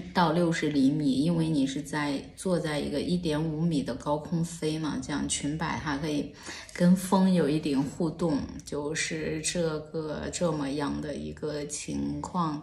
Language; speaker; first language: Chinese; native; Chinese